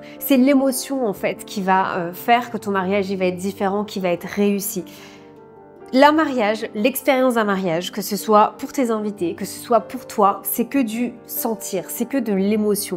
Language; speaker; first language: French; native; French